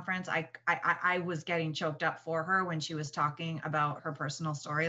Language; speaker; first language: English; native; English